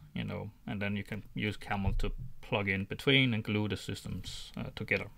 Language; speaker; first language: English; non-native, fluent; Danish